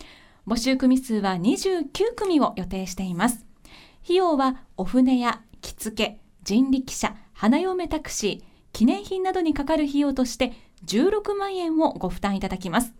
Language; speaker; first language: Japanese; native; Japanese